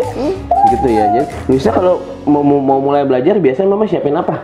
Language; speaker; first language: Indonesian; native; Indonesian